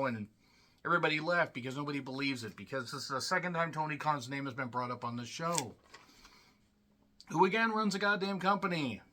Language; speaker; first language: English; native; English